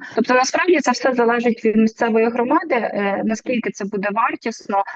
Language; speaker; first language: Ukrainian; native; Ukrainian